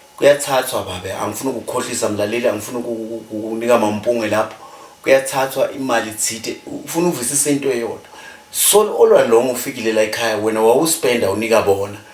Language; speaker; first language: Zulu; non-native, local second language; Swati